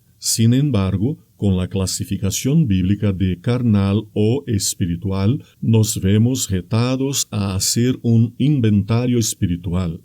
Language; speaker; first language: Spanish; non-native, fluent; Portuguese